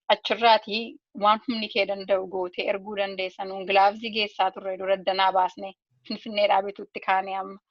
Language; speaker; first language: Oromo; native; Oromo